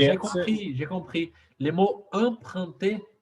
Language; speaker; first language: French; non-native, learner; Portuguese